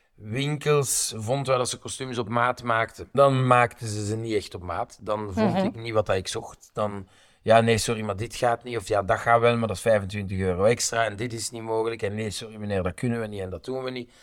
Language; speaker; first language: Dutch; native; Dutch